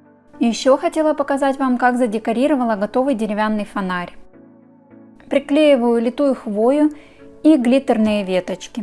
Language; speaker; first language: Russian; native; Russian